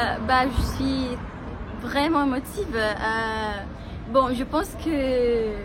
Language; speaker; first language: French; non-native, learner; Portuguese